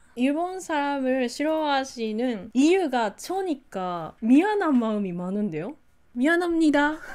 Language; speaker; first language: Korean; non-native, learner; Japanese